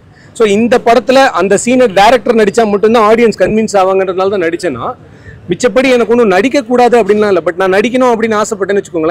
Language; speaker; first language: Tamil; native; Tamil